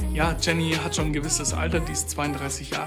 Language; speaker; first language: German; native; German